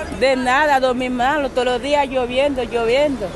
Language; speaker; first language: Spanish; non-native, learner; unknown